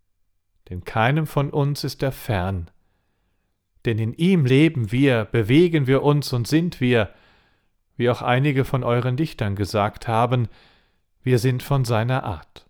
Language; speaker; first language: German; native; German